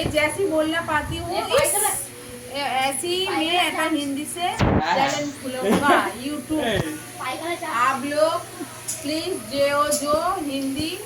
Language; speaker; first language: Hindi; non-native, local second language; Bangla